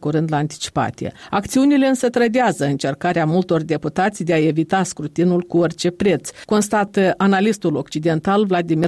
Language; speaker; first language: Romanian; native; Romanian